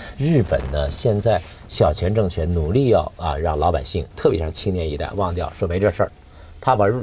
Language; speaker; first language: Chinese; native; Chinese